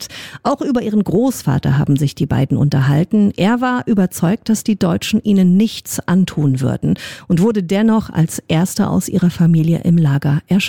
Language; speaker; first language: German; native; German